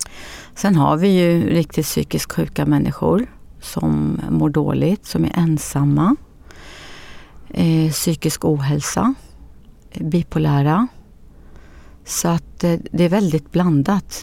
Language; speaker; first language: Swedish; early bilingual, other home language; Arabic